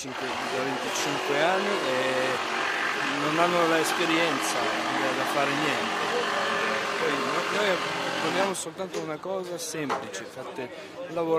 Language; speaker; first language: Italian; non-native, learner; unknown